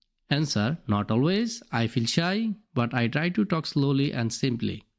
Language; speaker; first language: English; non-native, local second language; Bangla